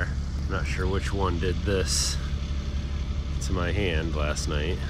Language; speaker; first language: English; native; English